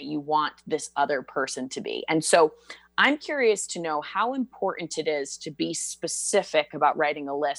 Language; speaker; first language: English; native; English